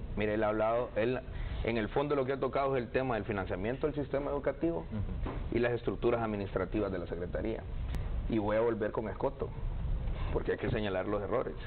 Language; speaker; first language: Spanish; native; Spanish